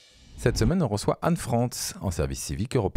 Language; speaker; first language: French; native; French